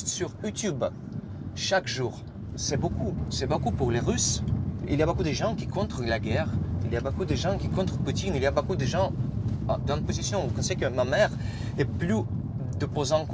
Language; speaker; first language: French; non-native, fluent; Russian